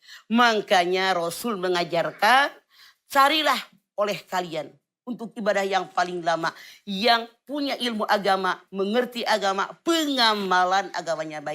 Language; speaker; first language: Indonesian; native; Indonesian